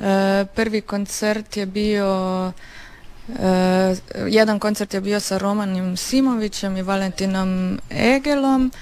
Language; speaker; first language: Serbian; native; Serbian